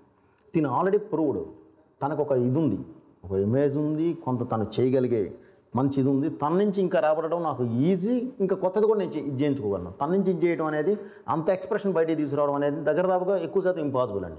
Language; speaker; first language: Telugu; native; Telugu